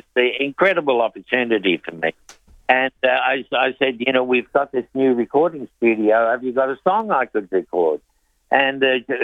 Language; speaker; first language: English; native; English